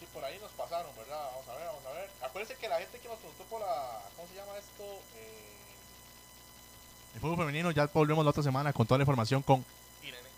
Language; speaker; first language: Spanish; native; Spanish